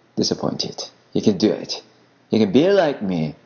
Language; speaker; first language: English; non-native, fluent; Korean